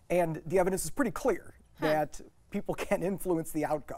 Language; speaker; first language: English; native; English